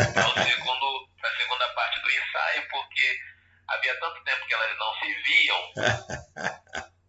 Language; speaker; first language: Portuguese; native; Portuguese